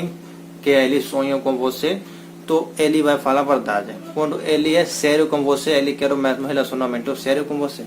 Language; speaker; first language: Portuguese; non-native, learner; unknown